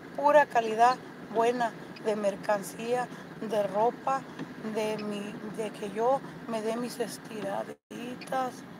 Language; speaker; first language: Spanish; early bilingual, heritage; Spanish